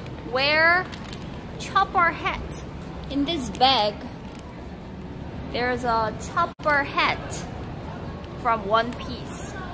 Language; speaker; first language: English; non-native, learner; Korean